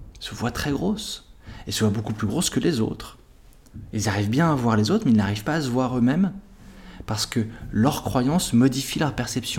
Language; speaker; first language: French; native; French